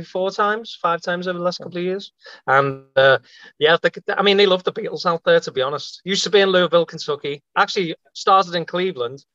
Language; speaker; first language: English; native; English